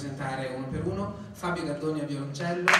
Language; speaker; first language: Italian; native; Italian